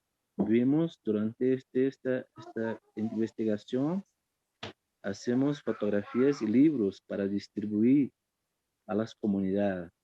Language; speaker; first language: Spanish; non-native, fluent; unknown